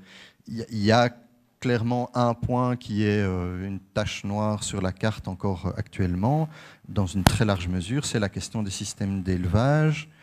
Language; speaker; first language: French; native; French